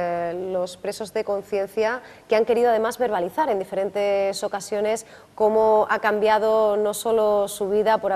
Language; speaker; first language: Spanish; native; Spanish